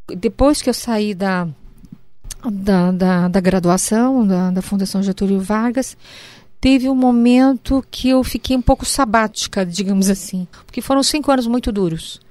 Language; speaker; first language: Portuguese; early bilingual, other home language; Japanese